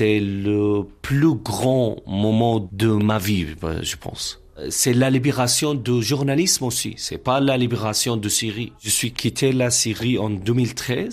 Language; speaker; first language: French; non-native, learner; Arabic